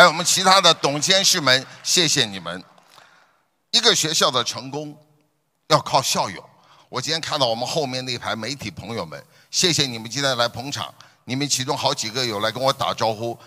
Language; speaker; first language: Chinese; native; Chinese